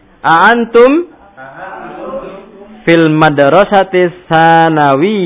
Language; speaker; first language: Arabic; non-native, fluent; Indonesian